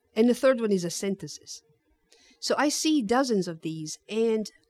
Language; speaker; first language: English; non-native, fluent; Italian